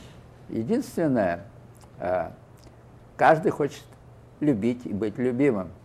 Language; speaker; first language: Russian; native; Russian